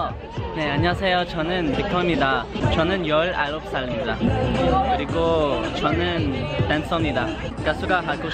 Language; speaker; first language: Korean; non-native, learner; English